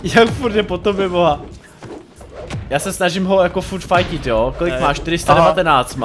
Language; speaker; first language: Czech; native; Czech